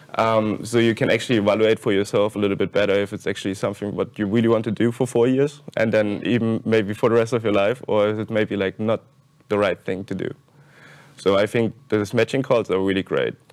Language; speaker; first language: English; non-native, fluent; German